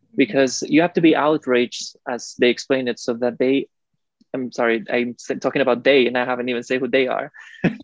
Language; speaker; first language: English; non-native, fluent; Spanish